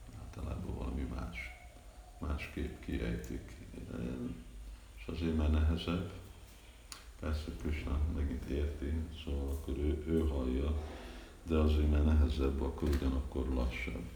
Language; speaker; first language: Hungarian; early bilingual, heritage; Hungarian